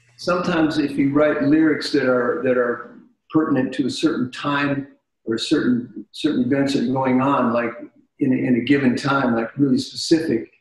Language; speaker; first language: English; native; English